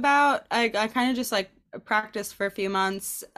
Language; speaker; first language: English; native; English